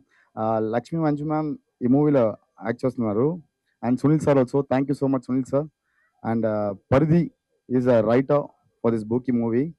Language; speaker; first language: Telugu; non-native, fluent; Tamil